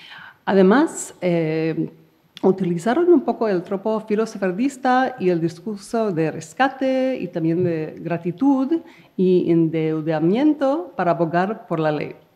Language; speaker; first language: Spanish; non-native, fluent; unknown